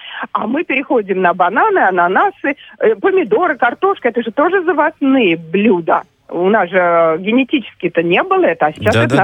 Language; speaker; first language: Russian; native; Russian